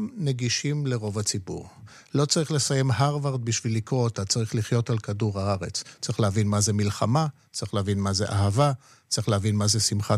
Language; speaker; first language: Hebrew; non-native, local second language; Polish